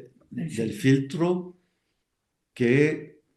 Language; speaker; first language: Spanish; non-native, fluent; French